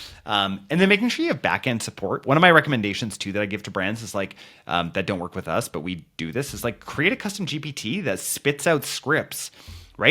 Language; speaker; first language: English; native; English